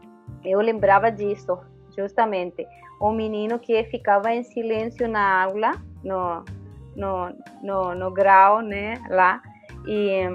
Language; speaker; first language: Portuguese; non-native, fluent; Spanish